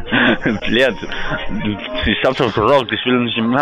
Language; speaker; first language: German; native; German